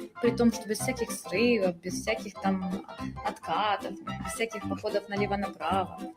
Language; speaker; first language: Russian; native; Russian